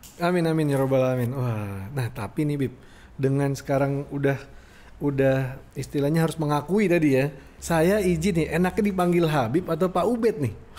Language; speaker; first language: Indonesian; native; Indonesian